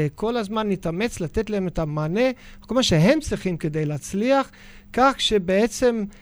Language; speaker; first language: Hebrew; non-native, fluent; English